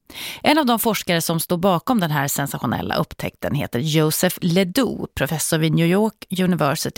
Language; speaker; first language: Swedish; native; Swedish